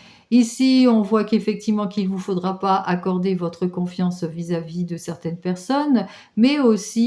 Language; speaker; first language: French; native; French